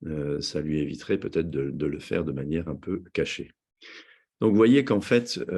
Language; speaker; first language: French; native; French